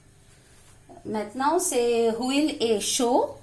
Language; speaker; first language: French; non-native, learner; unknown